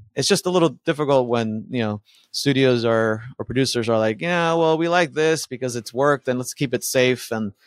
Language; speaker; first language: English; early bilingual, other home language; Spanish